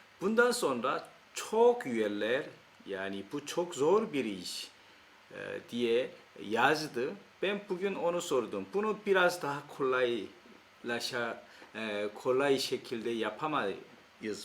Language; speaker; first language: Turkish; non-native, fluent; Korean